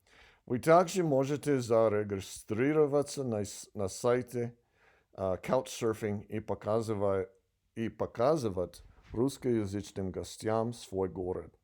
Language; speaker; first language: Russian; non-native, learner; English